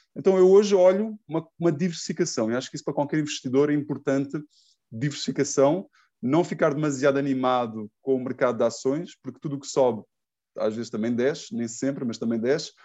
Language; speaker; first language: Portuguese; native; Portuguese